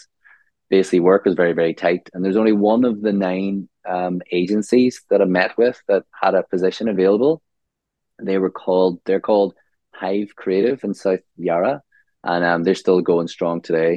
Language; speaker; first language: English; native; English